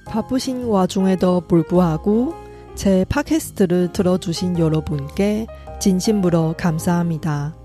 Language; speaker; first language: Korean; non-native, fluent; Chinese